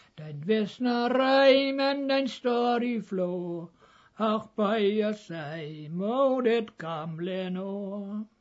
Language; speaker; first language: Danish; native; Danish